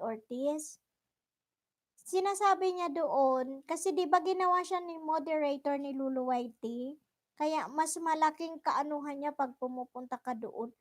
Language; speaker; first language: Filipino; non-native, local second language; Bikol